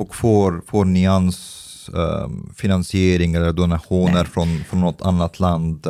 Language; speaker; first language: Swedish; early bilingual, other home language; Arabic